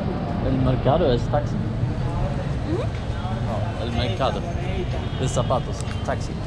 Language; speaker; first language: Spanish; non-native, learner; Swedish